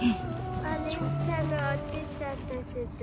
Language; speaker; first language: Japanese; early bilingual, heritage; Japanese